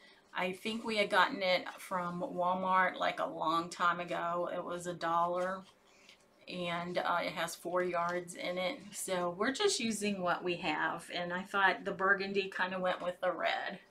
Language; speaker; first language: English; native; English